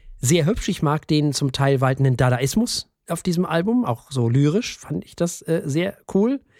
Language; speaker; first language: German; native; German